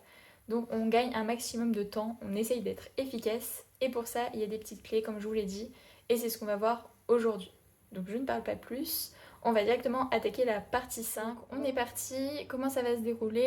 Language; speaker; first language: French; native; French